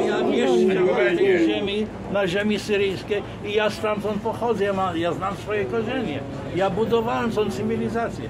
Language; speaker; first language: Polish; non-native, fluent; Arabic